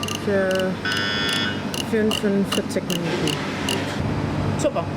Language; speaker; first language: German; non-native, fluent; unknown